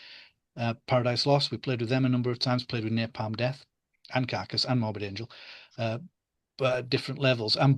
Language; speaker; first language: English; native; English